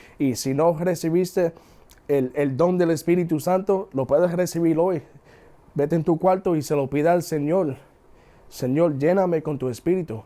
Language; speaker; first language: Spanish; early bilingual, heritage; English